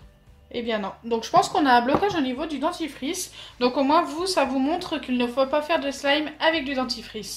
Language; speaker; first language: French; native; French